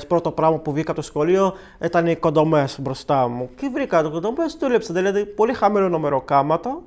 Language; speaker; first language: Greek; early bilingual, other home language; Arabic